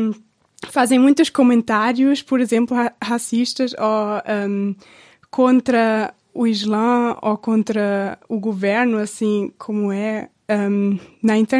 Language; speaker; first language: Portuguese; non-native, fluent; German